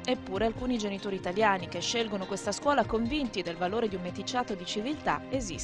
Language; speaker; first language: Italian; native; Italian